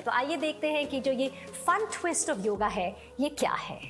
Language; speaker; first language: Hindi; native; Hindi